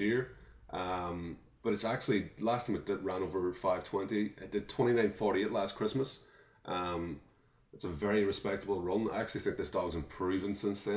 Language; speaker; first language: English; native; English